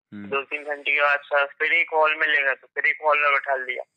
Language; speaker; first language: Hindi; native; Hindi